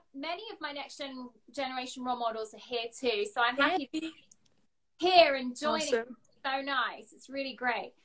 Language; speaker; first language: English; native; English